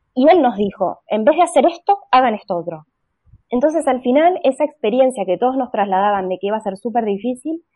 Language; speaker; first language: Spanish; native; Spanish